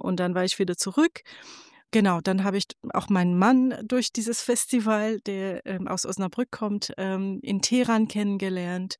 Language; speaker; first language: German; non-native, fluent; Persian